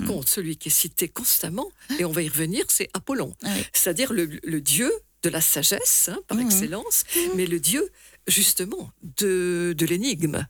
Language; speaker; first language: French; native; French